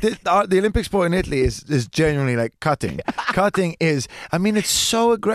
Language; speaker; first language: English; native; English